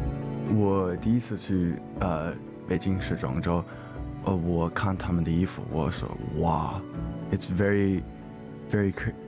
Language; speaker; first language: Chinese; early bilingual, heritage; English